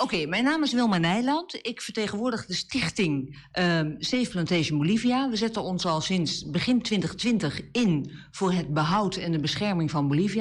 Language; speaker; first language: Dutch; native; Dutch